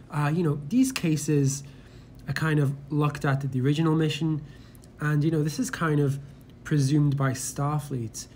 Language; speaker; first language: English; native; English